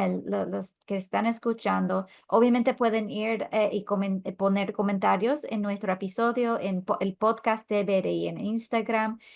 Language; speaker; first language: Spanish; non-native, fluent; English